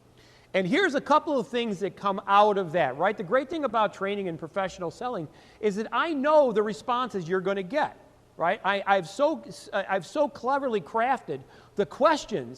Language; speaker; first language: English; native; English